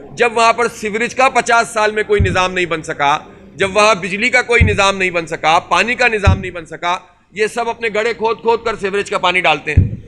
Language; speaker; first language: Urdu; native; Urdu